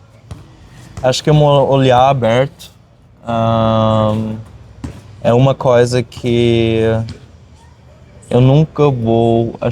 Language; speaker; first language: Portuguese; non-native, fluent; German